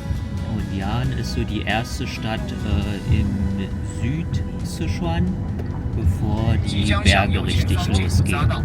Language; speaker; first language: German; early bilingual, other home language; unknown